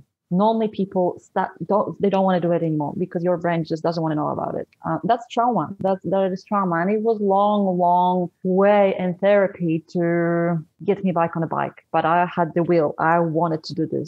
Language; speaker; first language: English; non-native, fluent; Polish